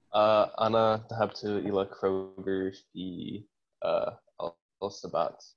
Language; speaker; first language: Arabic; non-native, learner; English